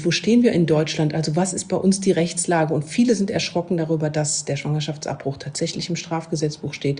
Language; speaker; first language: German; native; German